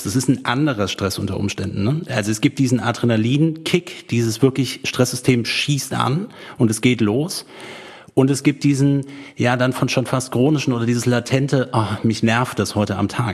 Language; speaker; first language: German; native; German